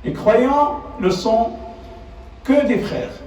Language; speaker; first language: French; non-native, local second language; Arabic